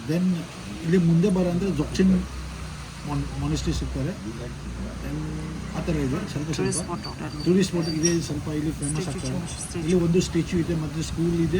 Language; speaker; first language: Kannada; non-native, local second language; Tibetan